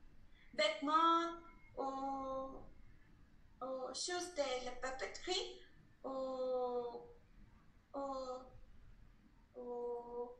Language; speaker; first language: French; non-native, learner; Spanish